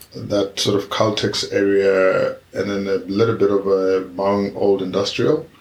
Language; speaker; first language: English; non-native, local second language; Tswana